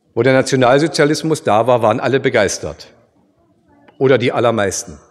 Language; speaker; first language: German; native; German